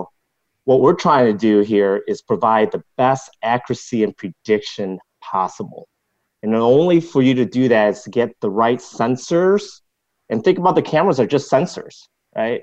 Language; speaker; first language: English; non-native, local second language; Cantonese